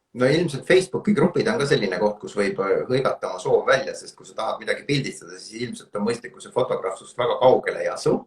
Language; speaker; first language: Estonian; native; Estonian